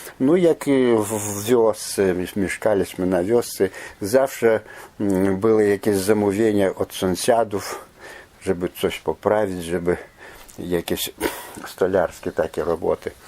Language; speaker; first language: Polish; non-native, fluent; Belarusian